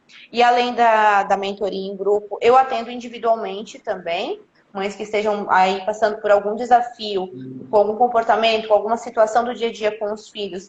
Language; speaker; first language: Portuguese; native; Portuguese